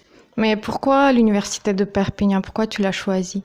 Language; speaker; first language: French; non-native, fluent; Russian